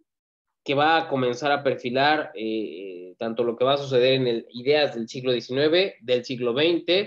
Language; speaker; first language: Spanish; native; Spanish